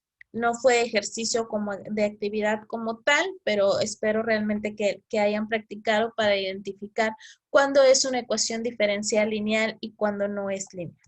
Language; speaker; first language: Spanish; native; Spanish